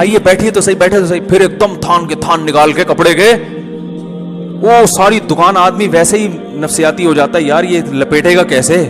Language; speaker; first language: Urdu; native; Urdu